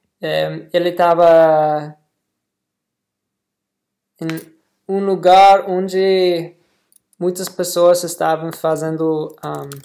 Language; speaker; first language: Portuguese; non-native, learner; English